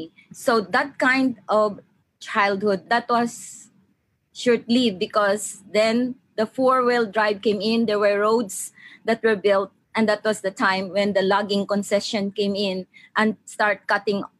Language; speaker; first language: English; non-native, local second language; Maranao